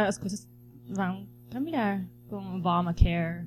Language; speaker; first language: Portuguese; non-native, fluent; Spanish